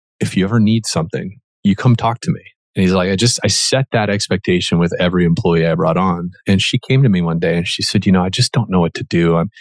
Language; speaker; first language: English; native; English